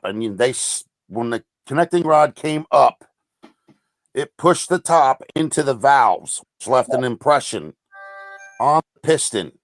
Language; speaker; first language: English; native; English